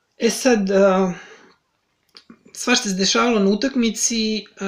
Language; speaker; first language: Serbian; native; Serbian